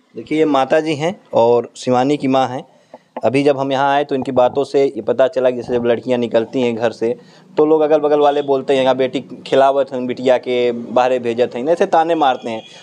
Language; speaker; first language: Hindi; native; Hindi